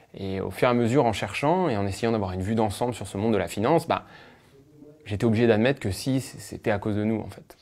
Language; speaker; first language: French; native; French